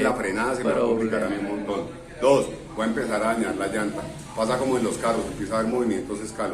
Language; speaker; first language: Spanish; native; Spanish